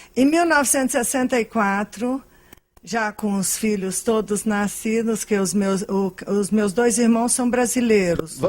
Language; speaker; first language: Portuguese; early bilingual, other home language; Arabic